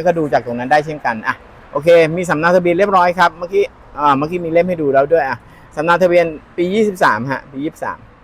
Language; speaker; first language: Thai; native; Thai